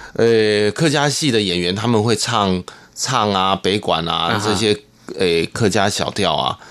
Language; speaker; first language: Chinese; non-native, local second language; Hakka Chinese